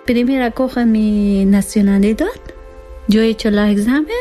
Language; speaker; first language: Spanish; non-native, learner; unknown